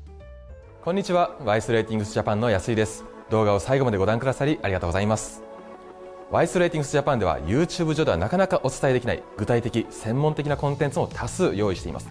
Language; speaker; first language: Japanese; native; Japanese